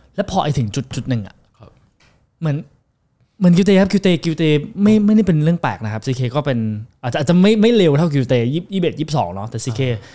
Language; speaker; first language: Thai; non-native, fluent; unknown